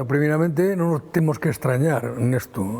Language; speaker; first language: Galician; native; Galician